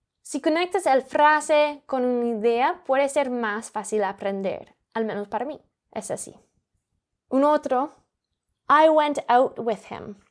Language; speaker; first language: Spanish; non-native, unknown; English